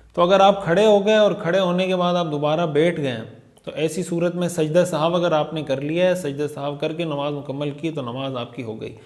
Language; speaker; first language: Urdu; native; Urdu